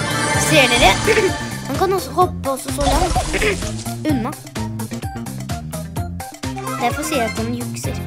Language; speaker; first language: Norwegian; early bilingual, other home language; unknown